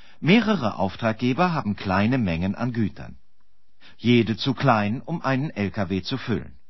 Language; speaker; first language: German; native; German